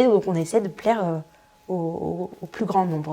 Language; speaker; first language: French; native; French